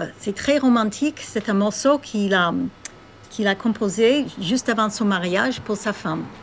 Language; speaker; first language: French; non-native, fluent; English